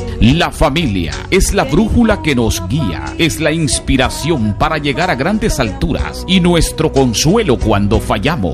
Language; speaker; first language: Spanish; native; Spanish